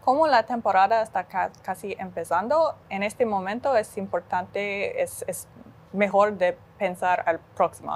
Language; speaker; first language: Spanish; non-native, fluent; English